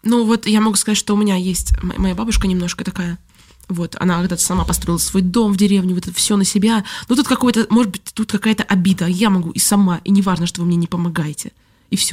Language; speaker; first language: Russian; native; Russian